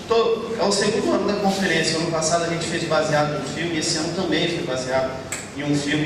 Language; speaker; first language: Portuguese; native; Portuguese